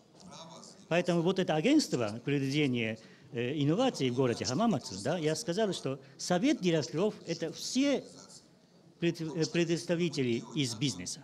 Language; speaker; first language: Russian; non-native, learner; Japanese